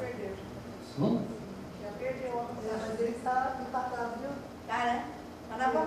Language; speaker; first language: Portuguese; native; Portuguese